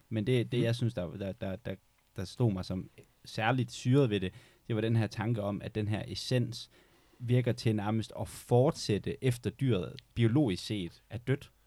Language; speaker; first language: Danish; native; Danish